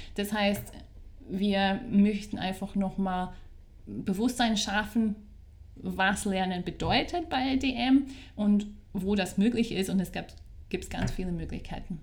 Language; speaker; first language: German; non-native, fluent; English